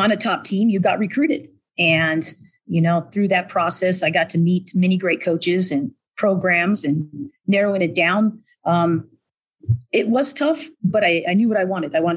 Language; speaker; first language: English; native; English